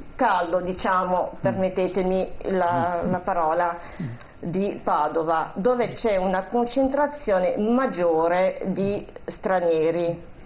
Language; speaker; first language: Italian; non-native, fluent; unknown